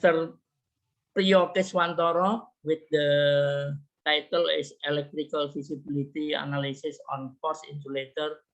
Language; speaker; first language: English; non-native, learner; Indonesian